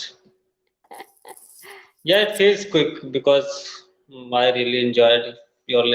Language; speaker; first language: English; non-native, fluent; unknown